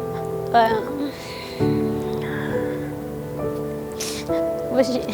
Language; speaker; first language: Chinese; non-native, fluent; Vietnamese